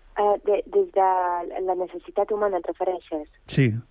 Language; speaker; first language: Catalan; early bilingual, other home language; Bulgarian